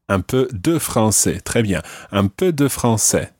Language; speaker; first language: French; non-native, fluent; English